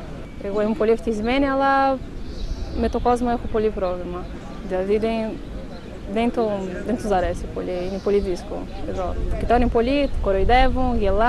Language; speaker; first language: Greek; non-native, learner; Portuguese